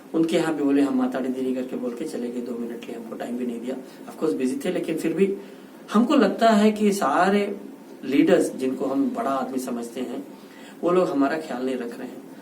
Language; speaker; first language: Hindi; non-native, local second language; Kannada